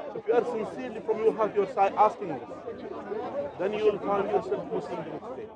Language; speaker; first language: English; non-native, fluent; Arabic